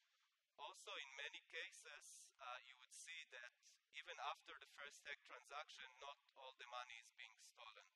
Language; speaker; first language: English; non-native, fluent; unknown